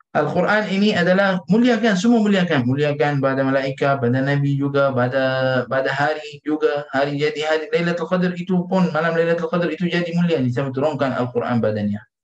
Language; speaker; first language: Malay; non-native, fluent; Arabic